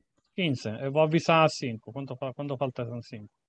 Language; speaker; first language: Portuguese; non-native, fluent; Italian